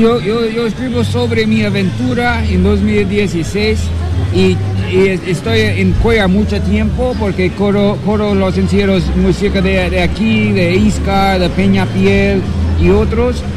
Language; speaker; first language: Spanish; non-native, learner; English